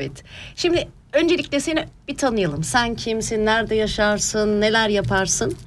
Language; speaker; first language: Turkish; early bilingual, heritage; Turkish